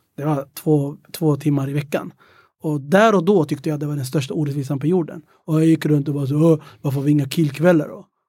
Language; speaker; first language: Swedish; early bilingual, other home language; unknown